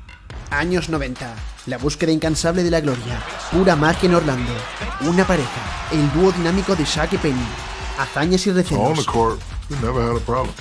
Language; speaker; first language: Spanish; native; Spanish